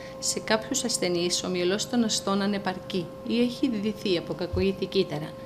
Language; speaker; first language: Greek; native; Greek